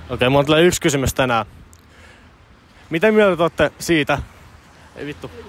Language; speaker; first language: Finnish; native; Finnish